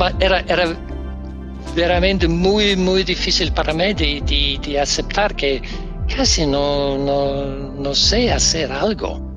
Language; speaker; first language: Spanish; non-native, learner; Danish